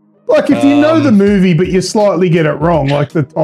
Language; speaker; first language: English; native; English